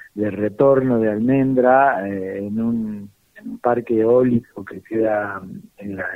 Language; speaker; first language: Spanish; native; Spanish